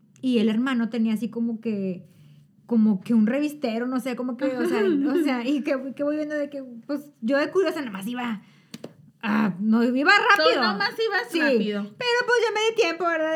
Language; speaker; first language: Spanish; native; Spanish